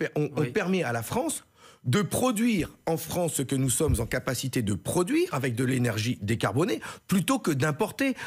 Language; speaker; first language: French; native; French